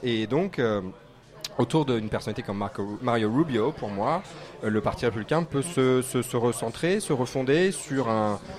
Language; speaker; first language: French; native; French